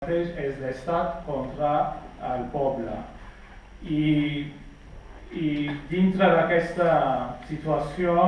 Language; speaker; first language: Catalan; non-native, fluent; Kurdish